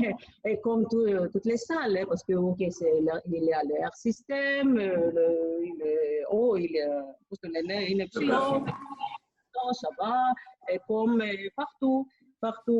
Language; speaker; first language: French; non-native, fluent; Greek